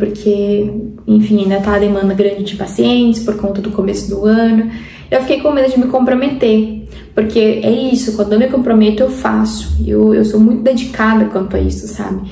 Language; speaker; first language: Portuguese; non-native, fluent; Spanish